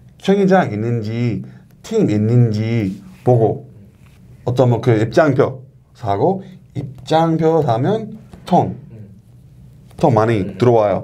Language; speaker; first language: Korean; non-native, learner; English